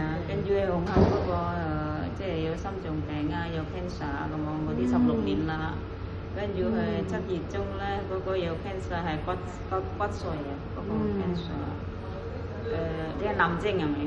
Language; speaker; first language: Cantonese; non-native, fluent; Indonesian